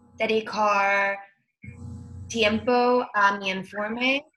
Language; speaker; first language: Spanish; non-native, learner; English